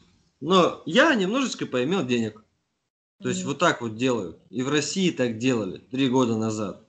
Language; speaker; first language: Russian; native; Russian